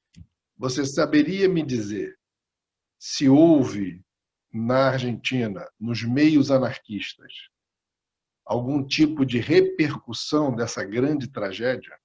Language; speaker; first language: Portuguese; non-native, fluent; Spanish